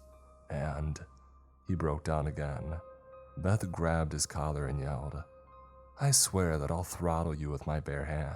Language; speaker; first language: English; native; English